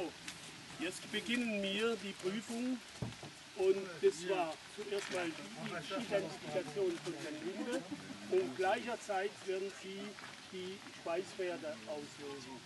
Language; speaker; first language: German; non-native, fluent; French